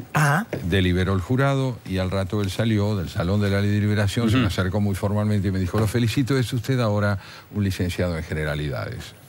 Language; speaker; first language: Spanish; native; Spanish